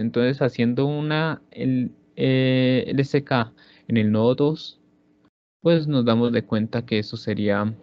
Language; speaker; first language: Spanish; native; Spanish